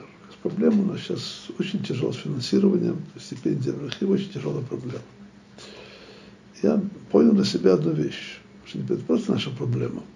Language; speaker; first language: Russian; native; Russian